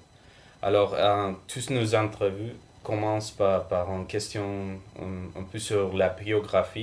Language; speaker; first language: French; non-native, fluent; Spanish